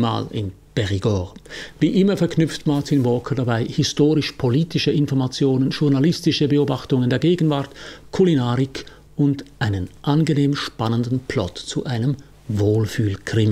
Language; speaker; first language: German; native; German